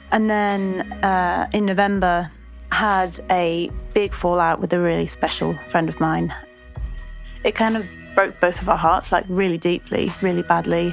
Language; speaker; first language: English; native; English